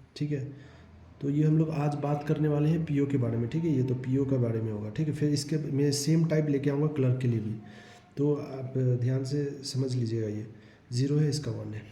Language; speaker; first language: Hindi; non-native, local second language; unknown